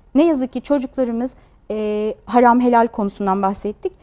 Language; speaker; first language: Turkish; non-native, fluent; Chinese